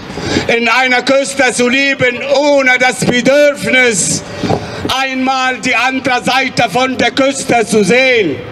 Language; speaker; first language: German; non-native, fluent; Arabic